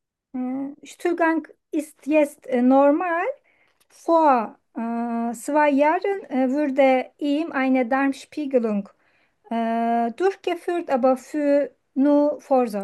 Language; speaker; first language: German; non-native, learner; Turkish